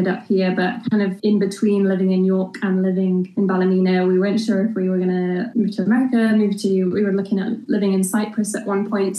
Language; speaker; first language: English; native; English